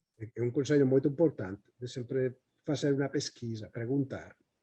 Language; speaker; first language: Portuguese; non-native, fluent; Spanish